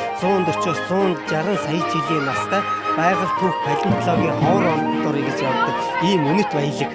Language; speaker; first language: Mongolian; native; Mongolian